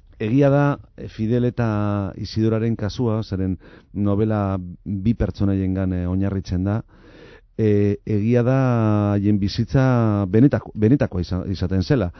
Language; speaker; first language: Basque; non-native, local second language; Spanish